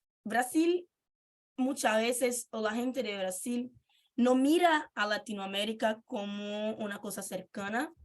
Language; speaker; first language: Spanish; non-native, fluent; Portuguese